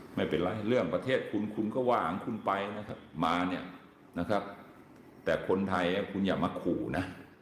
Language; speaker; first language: Thai; native; Thai